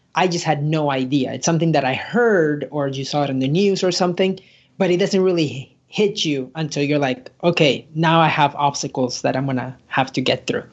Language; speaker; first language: English; early bilingual, other home language; Spanish